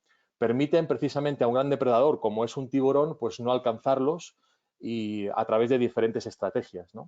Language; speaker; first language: Spanish; native; Spanish